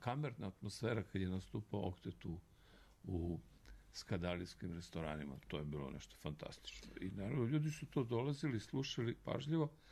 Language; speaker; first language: Serbian; native; Serbian